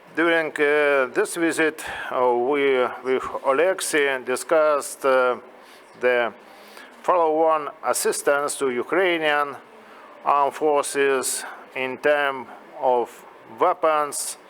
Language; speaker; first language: English; non-native, fluent; Lithuanian